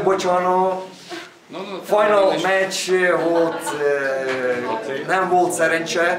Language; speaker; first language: Hungarian; non-native, learner; Czech